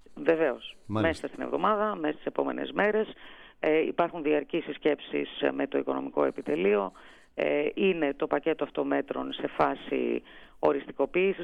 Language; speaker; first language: Greek; native; Greek